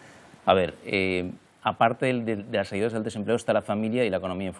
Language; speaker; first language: Spanish; native; Spanish